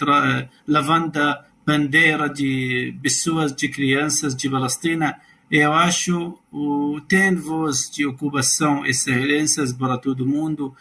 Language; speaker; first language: Portuguese; non-native, learner; Arabic